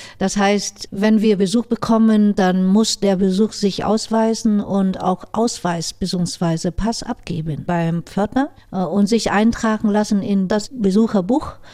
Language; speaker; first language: German; non-native, fluent; Vietnamese